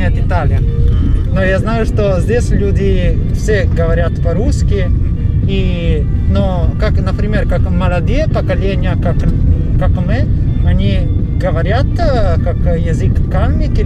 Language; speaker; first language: Russian; non-native, learner; Italian